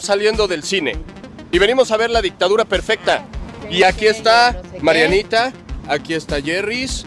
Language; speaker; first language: Spanish; native; Spanish